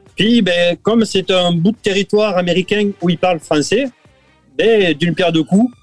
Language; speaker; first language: French; native; French